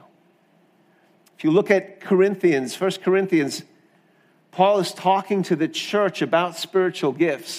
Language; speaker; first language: English; native; English